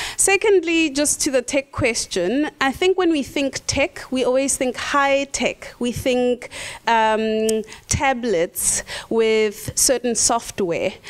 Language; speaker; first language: English; non-native, local second language; Tswana